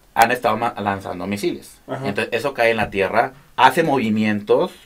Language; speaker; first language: Spanish; native; Spanish